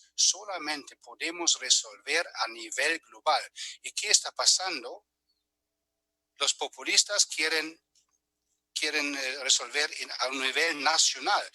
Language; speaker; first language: Spanish; non-native, fluent; German